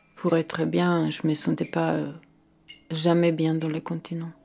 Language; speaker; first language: French; non-native, fluent; Croatian